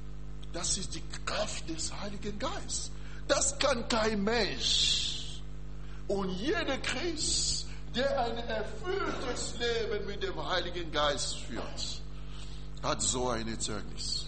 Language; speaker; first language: German; non-native, learner; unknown